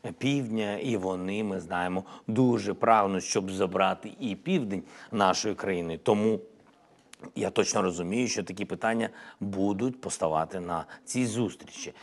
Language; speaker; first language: Ukrainian; non-native, local second language; Russian